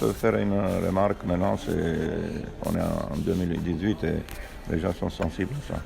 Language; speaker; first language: French; non-native, fluent; Romanian